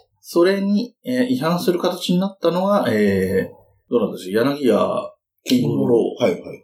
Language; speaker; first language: Japanese; native; Japanese